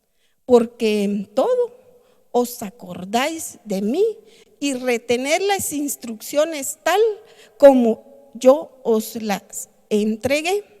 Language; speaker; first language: Spanish; native; Spanish